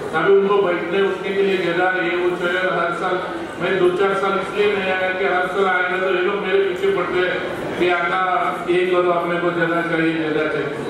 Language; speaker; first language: Hindi; non-native, local second language; Marathi